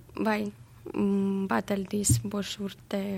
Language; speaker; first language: Basque; non-native, learner; Ukrainian